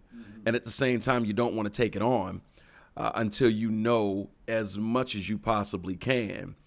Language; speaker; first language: English; native; English